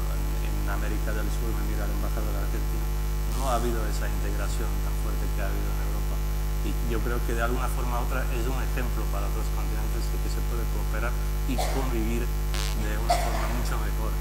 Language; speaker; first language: Spanish; non-native, fluent; Slovak